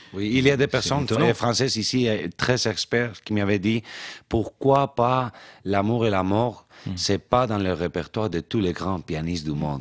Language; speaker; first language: French; non-native, fluent; Spanish